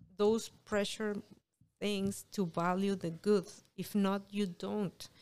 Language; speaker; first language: English; non-native, fluent; Spanish